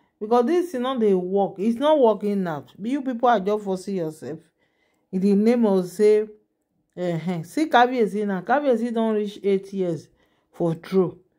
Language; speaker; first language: Nigerian Pidgin; non-native, local second language; Yoruba